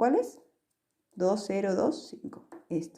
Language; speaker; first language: Spanish; native; Spanish